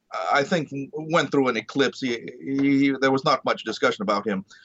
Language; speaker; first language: English; early bilingual, other home language; Marathi